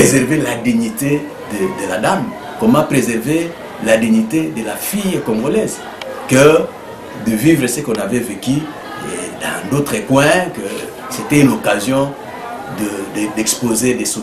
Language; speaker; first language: French; native; French